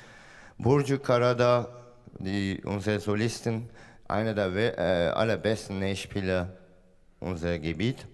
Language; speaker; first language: German; non-native, fluent; Turkish